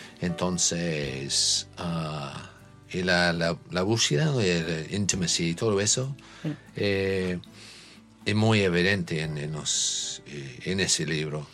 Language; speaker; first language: Spanish; non-native, learner; English